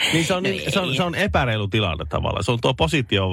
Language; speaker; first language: Finnish; native; Finnish